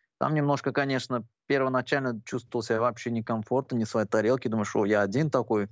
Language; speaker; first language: Russian; non-native, local second language; Azerbaijani